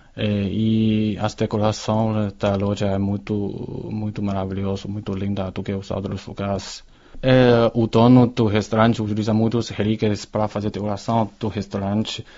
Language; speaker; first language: Portuguese; non-native, fluent; Chinese